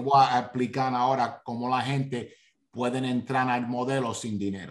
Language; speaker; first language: Spanish; early bilingual, heritage; Spanish